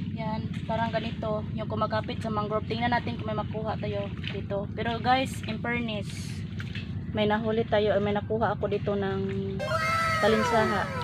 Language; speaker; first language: Filipino; non-native, local second language; Hiligaynon